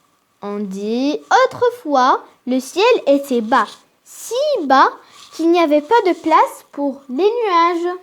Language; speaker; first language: French; non-native, local second language; Arabic